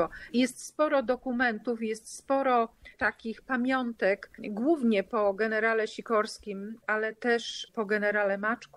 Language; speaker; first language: Polish; native; Polish